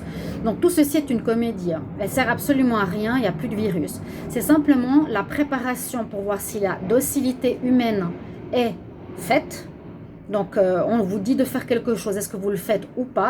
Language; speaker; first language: French; native; French